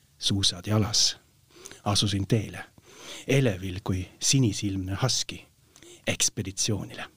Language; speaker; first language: Estonian; non-native, fluent; Norwegian